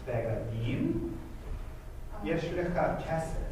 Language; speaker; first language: Hebrew; non-native, fluent; English